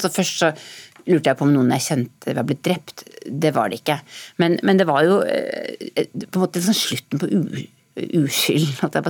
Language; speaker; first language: Norwegian; native; Norwegian